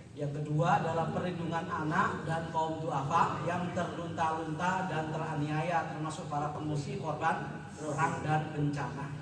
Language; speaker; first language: Indonesian; non-native, local second language; Javanese